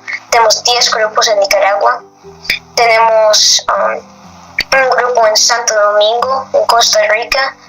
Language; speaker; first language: Spanish; non-native, fluent; English